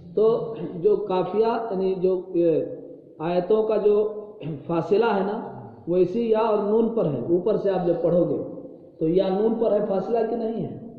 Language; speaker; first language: Urdu; native; Urdu